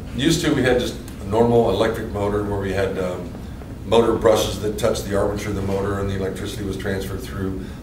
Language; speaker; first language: English; native; English